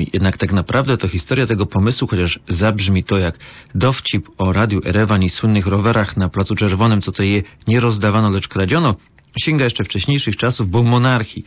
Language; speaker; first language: Polish; native; Polish